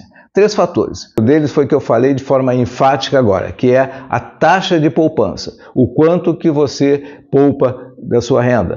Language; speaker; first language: Portuguese; native; Portuguese